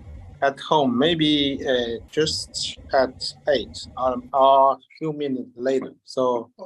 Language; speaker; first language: English; non-native, learner; Chinese